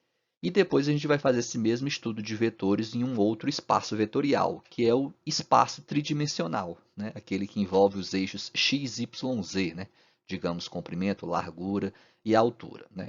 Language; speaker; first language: Portuguese; native; Portuguese